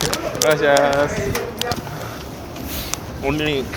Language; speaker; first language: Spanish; non-native, learner; Korean